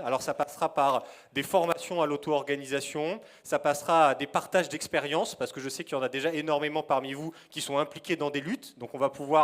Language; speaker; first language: French; native; French